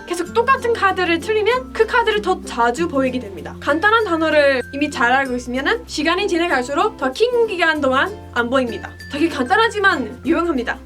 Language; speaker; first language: Korean; non-native, fluent; English